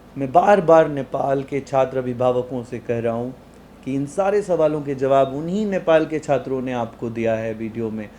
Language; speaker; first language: Hindi; native; Hindi